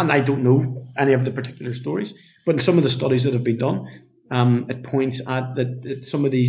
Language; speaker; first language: English; native; English